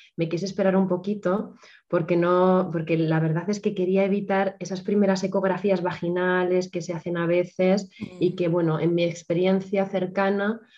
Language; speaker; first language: Spanish; native; Spanish